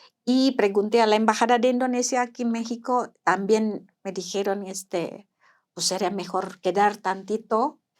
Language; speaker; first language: Spanish; non-native, fluent; Indonesian